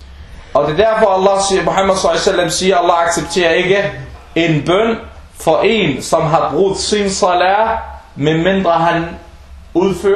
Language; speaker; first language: Danish; early bilingual, other home language; Arabic